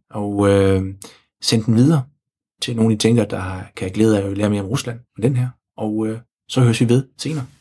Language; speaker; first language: Danish; native; Danish